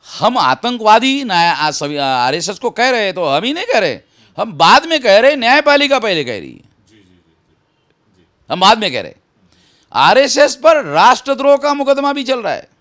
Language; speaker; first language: Hindi; native; Hindi